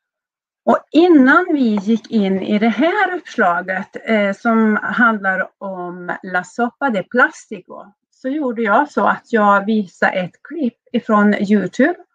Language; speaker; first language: Swedish; native; Swedish